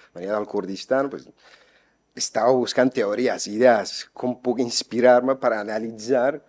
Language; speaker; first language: Catalan; non-native, fluent; Persian